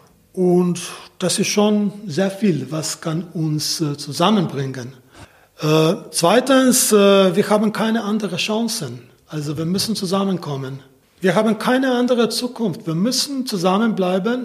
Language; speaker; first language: German; non-native, fluent; Slovenian